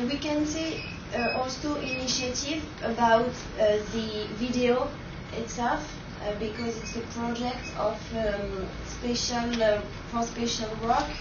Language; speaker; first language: English; non-native, learner; French